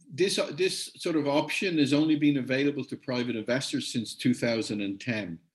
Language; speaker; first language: English; native; English